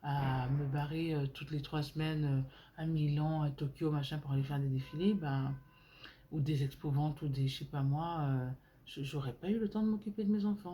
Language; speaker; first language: French; native; French